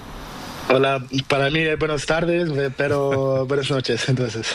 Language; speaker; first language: Spanish; non-native, learner; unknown